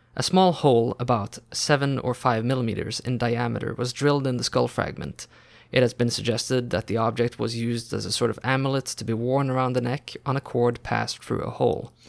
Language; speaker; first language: English; non-native, fluent; Norwegian